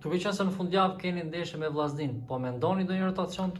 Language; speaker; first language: Albanian; native; Albanian